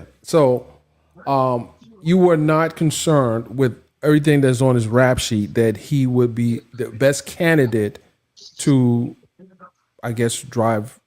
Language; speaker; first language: English; native; English